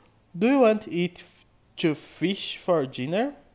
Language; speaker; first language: English; non-native, learner; Portuguese